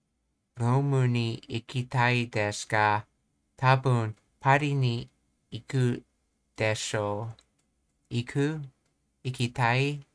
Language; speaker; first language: Japanese; non-native, learner; English